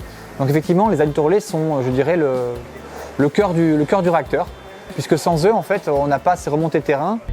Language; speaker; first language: French; native; French